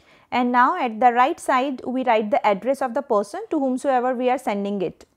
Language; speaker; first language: English; non-native, local second language; Hindi